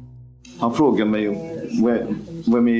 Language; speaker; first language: Swedish; non-native, fluent; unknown